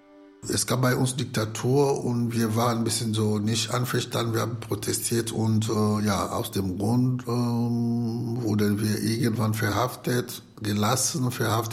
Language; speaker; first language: German; non-native, fluent; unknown